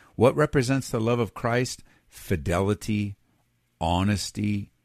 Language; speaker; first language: English; native; English